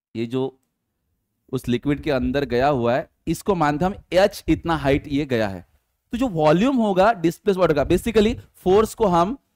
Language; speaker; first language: Hindi; non-native, local second language; Marathi